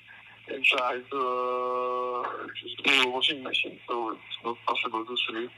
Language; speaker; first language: English; non-native, learner; Czech